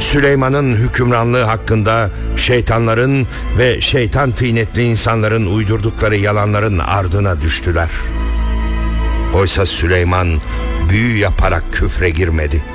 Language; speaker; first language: Turkish; native; Turkish